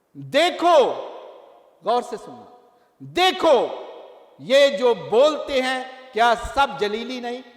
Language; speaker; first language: Urdu; non-native, local second language; Punjabi